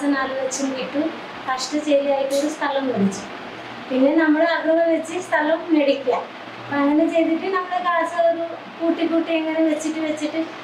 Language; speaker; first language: Malayalam; non-native, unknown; Odia